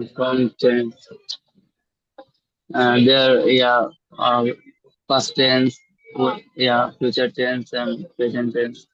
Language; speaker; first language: English; non-native, learner; Bangla